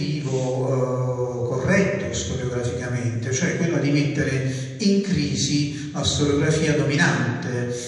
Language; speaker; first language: Italian; native; Italian